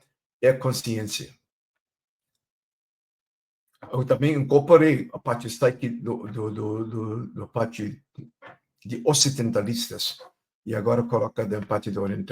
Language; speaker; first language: Portuguese; non-native, fluent; Chinese